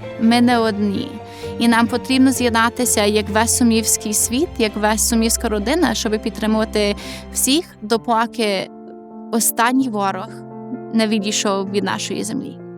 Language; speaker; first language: Ukrainian; early bilingual, heritage; Ukrainian